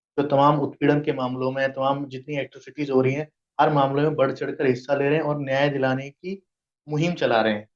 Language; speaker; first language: Hindi; native; Hindi